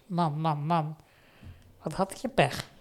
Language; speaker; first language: Dutch; native; Dutch